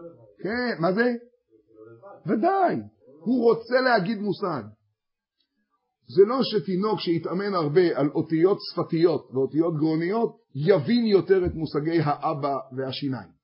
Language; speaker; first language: Hebrew; native; Hebrew